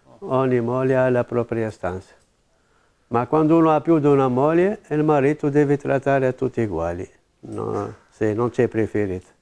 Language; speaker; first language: Italian; non-native, local second language; Arabic